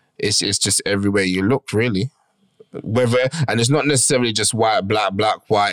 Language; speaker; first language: English; native; English